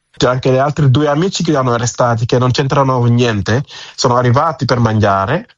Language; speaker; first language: Italian; non-native, fluent; Wolof